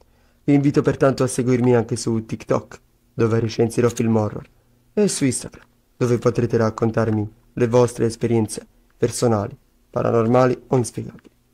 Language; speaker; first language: Italian; native; Italian